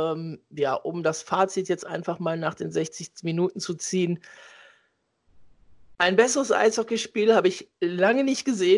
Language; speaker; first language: German; native; German